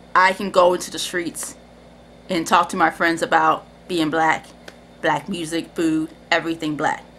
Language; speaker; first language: English; native; English